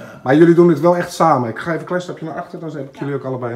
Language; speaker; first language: Dutch; native; Dutch